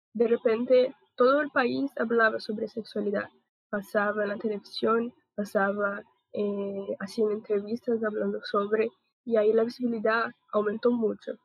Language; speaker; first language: Spanish; non-native, learner; Portuguese